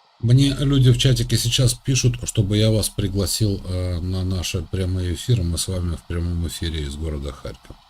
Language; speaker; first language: Russian; native; Russian